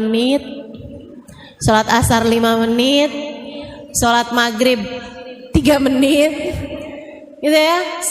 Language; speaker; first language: Indonesian; native; Indonesian